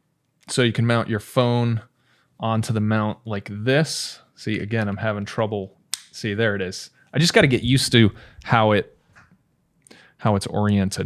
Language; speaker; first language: English; native; English